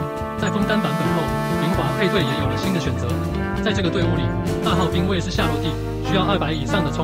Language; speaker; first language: Chinese; native; Chinese